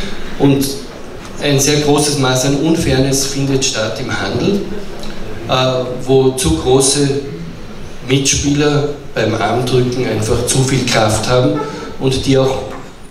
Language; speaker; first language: German; native; German